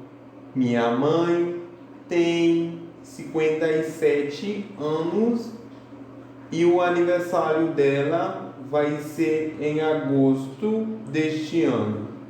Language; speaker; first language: Portuguese; non-native, fluent; Haitian Creole